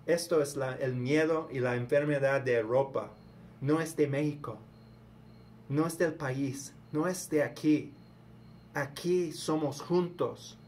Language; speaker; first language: Spanish; non-native, learner; English